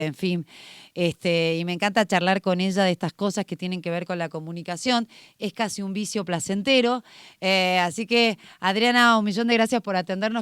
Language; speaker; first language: Spanish; native; Spanish